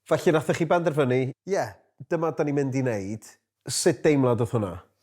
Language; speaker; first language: Welsh; native; Welsh